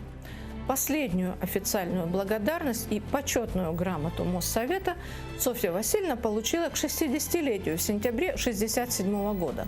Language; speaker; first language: Russian; native; Russian